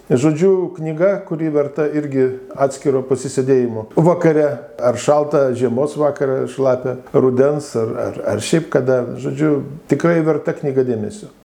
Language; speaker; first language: Lithuanian; native; Lithuanian